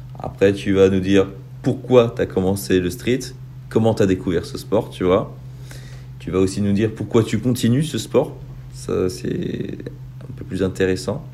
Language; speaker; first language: French; native; French